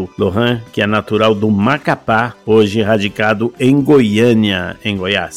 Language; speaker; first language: Portuguese; native; Portuguese